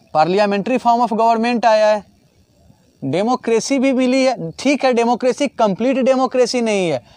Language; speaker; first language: Hindi; native; Hindi